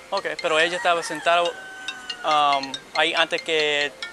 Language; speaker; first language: Spanish; early bilingual, heritage; Spanish